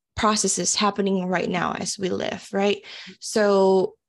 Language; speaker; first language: English; early bilingual, other home language; Indonesian